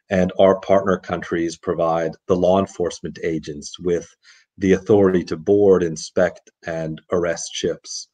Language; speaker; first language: English; native; English